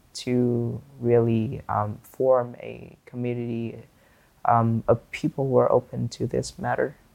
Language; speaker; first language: English; non-native, fluent; Vietnamese